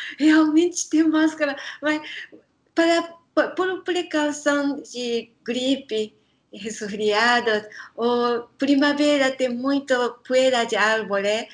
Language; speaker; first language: Portuguese; non-native, learner; Japanese